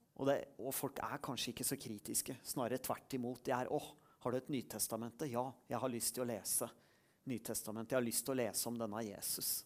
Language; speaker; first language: Norwegian; native; Norwegian